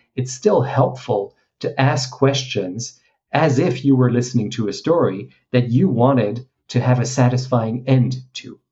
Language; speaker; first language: English; non-native, fluent; French